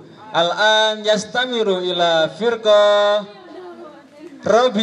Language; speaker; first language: Arabic; non-native, learner; Indonesian